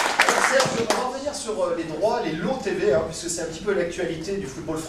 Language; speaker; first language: French; native; French